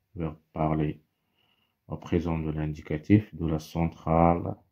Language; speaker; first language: French; non-native, local second language; Arabic